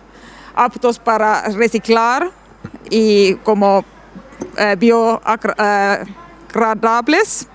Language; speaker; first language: Spanish; non-native, learner; Finnish